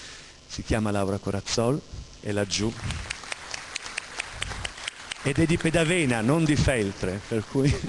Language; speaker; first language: Italian; native; Italian